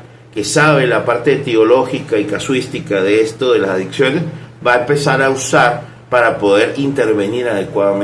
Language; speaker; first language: Spanish; native; Spanish